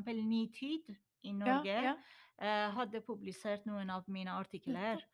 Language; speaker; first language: Norwegian; non-native, learner; Persian